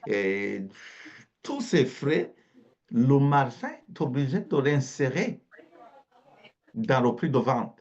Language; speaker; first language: French; native; French